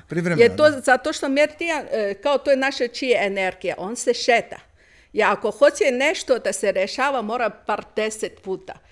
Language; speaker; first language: Serbian; non-native, learner; Chinese